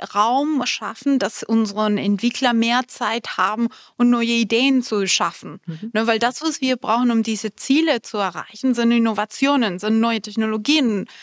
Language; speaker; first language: German; non-native, fluent; Spanish